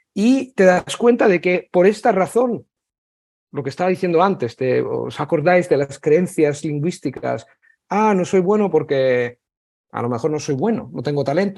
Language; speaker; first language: Spanish; non-native, fluent; Italian